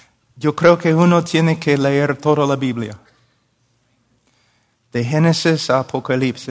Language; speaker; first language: Spanish; non-native, fluent; English